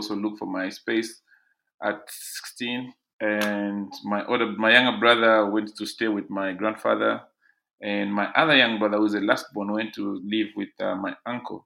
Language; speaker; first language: English; non-native, local second language; Bemba